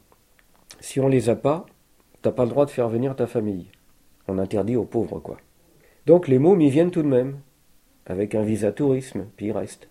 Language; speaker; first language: French; native; French